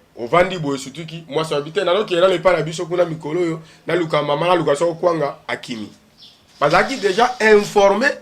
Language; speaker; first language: Lingala; native; Lingala